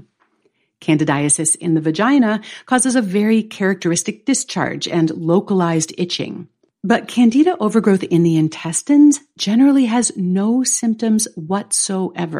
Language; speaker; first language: English; native; English